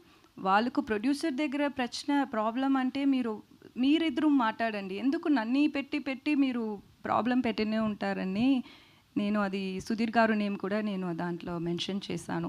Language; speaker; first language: Telugu; non-native, learner; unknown